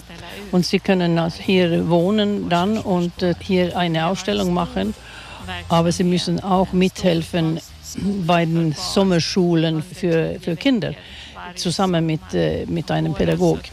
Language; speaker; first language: German; non-native, fluent; Swedish